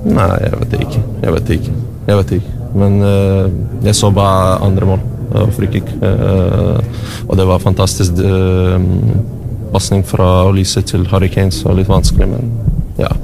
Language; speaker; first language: Norwegian; non-native, learner; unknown